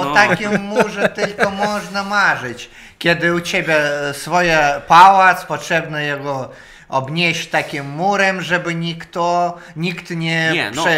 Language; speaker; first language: Polish; non-native, learner; Russian